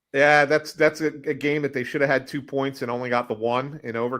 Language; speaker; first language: English; native; English